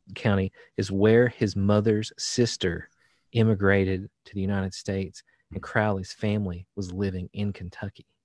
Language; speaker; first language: English; native; English